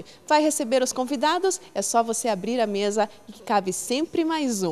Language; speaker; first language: Portuguese; native; Portuguese